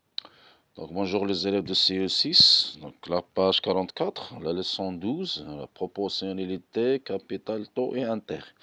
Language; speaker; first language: French; non-native, local second language; Arabic